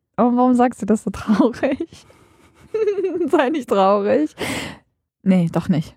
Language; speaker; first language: German; early bilingual, other home language; Arabic